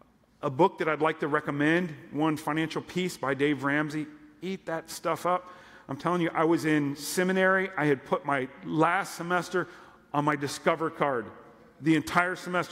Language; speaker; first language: English; native; English